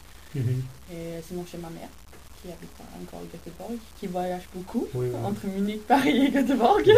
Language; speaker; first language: French; non-native, fluent; Swedish